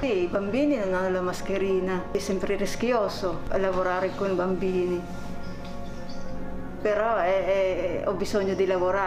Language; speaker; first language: Italian; non-native, learner; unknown